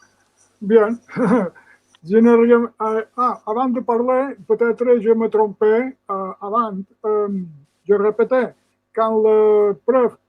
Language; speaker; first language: French; non-native, fluent; Spanish